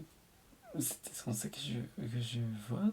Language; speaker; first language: French; non-native, fluent; Spanish